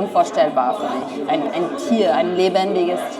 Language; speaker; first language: German; non-native, fluent; French